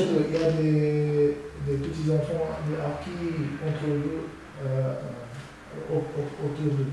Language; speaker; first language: French; non-native, learner; Korean